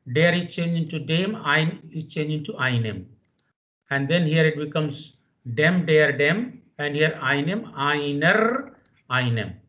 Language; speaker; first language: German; non-native, fluent; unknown